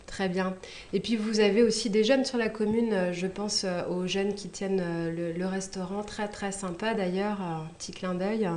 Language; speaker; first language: French; native; French